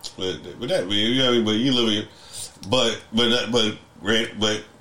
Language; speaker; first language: English; native; English